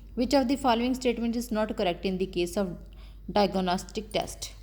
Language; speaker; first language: English; non-native, local second language; Punjabi